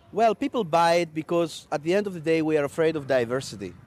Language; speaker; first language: English; non-native, fluent; Greek